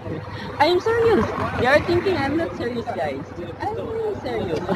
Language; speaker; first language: English; non-native, local second language; Filipino